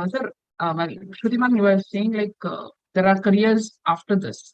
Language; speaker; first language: English; non-native, local second language; Kannada